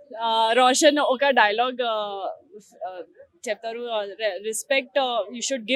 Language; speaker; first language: Telugu; non-native, learner; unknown